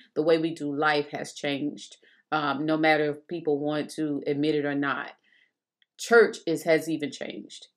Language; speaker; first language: English; native; English